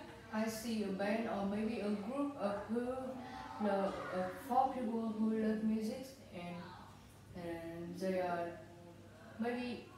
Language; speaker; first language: English; non-native, learner; Vietnamese